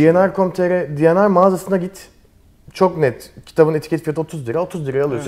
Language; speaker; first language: Turkish; native; Turkish